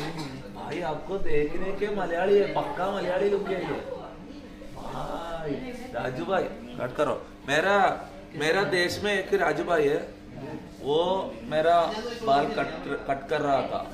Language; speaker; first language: Hindi; non-native, local second language; Malayalam